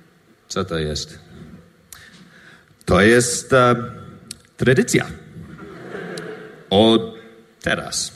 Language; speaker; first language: Polish; non-native, learner; English